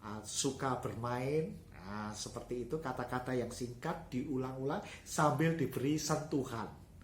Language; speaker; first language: Indonesian; native; Indonesian